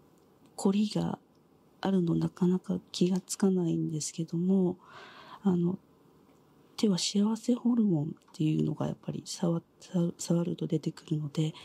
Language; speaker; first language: Japanese; native; Japanese